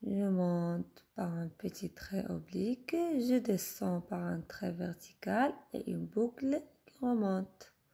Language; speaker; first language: French; non-native, local second language; Arabic